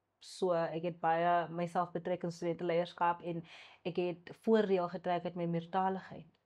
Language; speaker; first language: Afrikaans; non-native, local second language; Xhosa